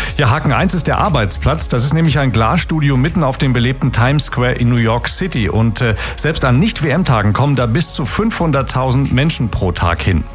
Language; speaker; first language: German; native; German